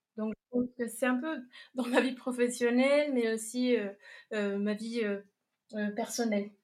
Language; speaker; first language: French; non-native, fluent; Spanish